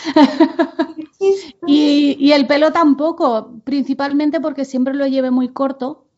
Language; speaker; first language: Spanish; non-native, local second language; Catalan